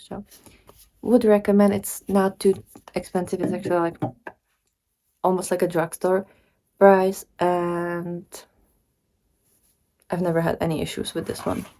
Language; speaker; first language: English; non-native, fluent; Czech